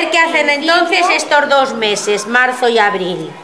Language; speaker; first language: Spanish; native; Spanish